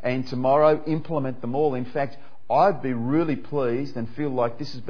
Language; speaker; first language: English; native; English